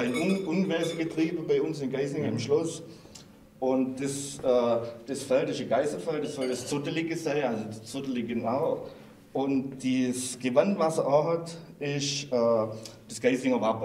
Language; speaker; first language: German; native; German